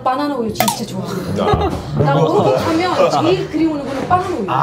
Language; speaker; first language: Korean; non-native, fluent; Arabic